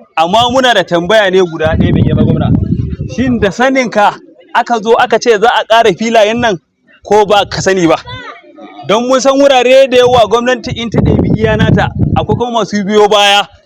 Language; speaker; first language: Hausa; native; Hausa